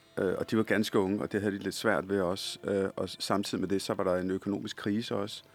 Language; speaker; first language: Danish; early bilingual, other home language; Punjabi